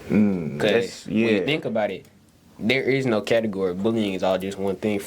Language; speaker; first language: English; native; English